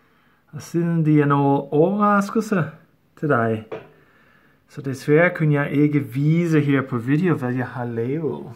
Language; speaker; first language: Danish; non-native, fluent; English